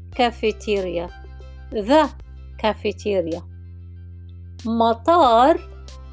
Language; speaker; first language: English; non-native, fluent; Arabic